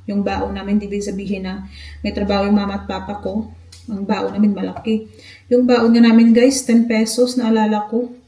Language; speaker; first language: Filipino; non-native, local second language; Hiligaynon